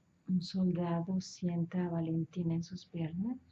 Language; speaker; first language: Spanish; native; Spanish